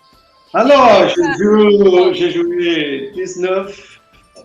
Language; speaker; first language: French; non-native, learner; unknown